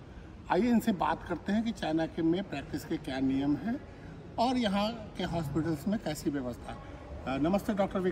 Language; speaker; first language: Hindi; native; Hindi